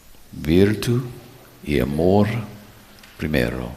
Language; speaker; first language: Spanish; non-native, learner; English